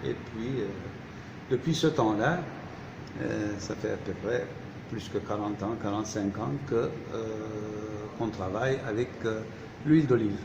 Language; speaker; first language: French; non-native, fluent; Turkish